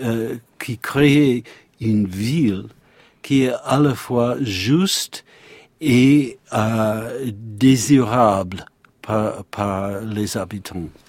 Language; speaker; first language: French; non-native, learner; English